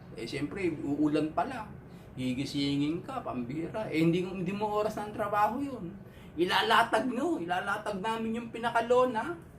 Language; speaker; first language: Filipino; native; Filipino